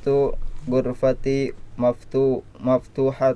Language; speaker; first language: Arabic; non-native, learner; Indonesian